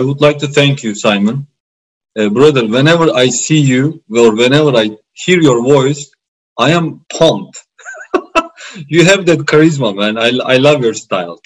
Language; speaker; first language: English; non-native, fluent; Turkish